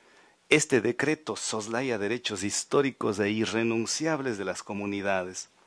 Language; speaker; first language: Spanish; native; Spanish